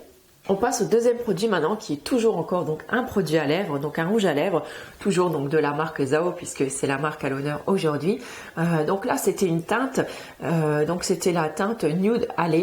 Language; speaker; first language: French; native; French